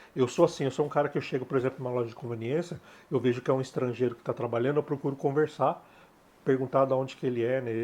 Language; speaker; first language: Portuguese; native; Portuguese